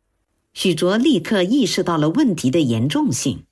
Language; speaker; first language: Chinese; native; Chinese